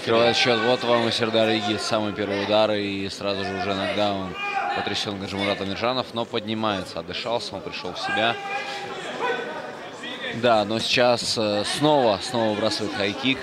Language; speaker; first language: Russian; native; Russian